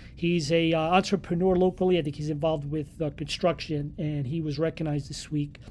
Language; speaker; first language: English; native; English